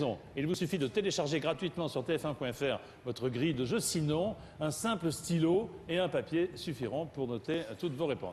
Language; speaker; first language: French; native; French